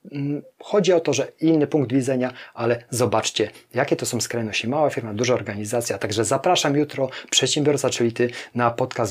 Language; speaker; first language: Polish; native; Polish